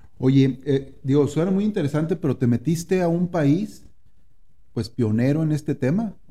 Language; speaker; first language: Spanish; native; Spanish